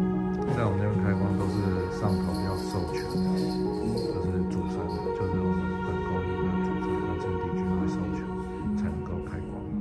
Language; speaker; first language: Chinese; native; Chinese